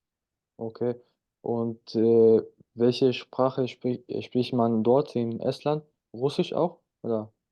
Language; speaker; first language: German; non-native, fluent; Spanish